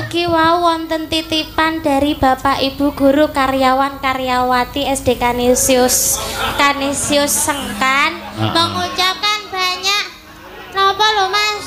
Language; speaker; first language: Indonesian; non-native, local second language; Javanese